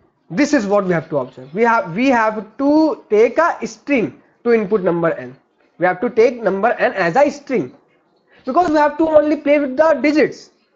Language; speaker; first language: English; non-native, local second language; Hindi